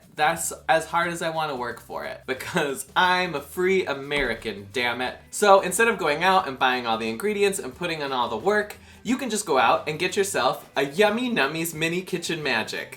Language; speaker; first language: English; native; English